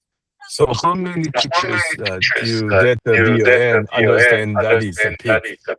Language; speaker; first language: English; non-native, learner; Chinese